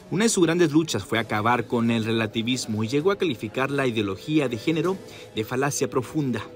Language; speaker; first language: Spanish; native; Spanish